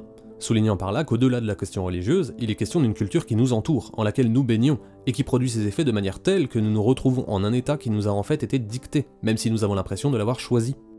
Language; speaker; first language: French; native; French